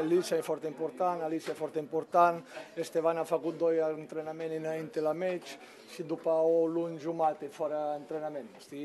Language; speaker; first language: Romanian; non-native, learner; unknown